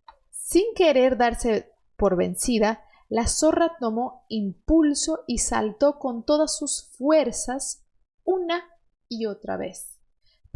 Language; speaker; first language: Spanish; non-native, fluent; Portuguese